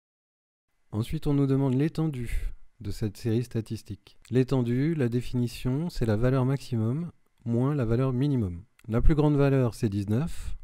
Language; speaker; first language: French; native; French